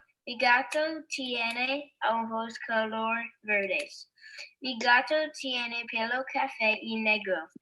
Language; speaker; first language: Spanish; non-native, learner; English